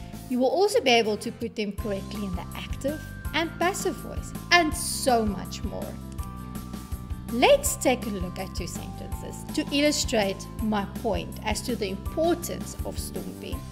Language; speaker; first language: English; native; English